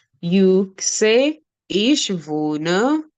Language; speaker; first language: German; non-native, fluent; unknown